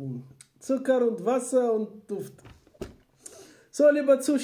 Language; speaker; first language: German; non-native, learner; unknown